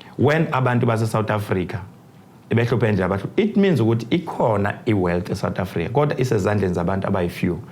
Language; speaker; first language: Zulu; native; Zulu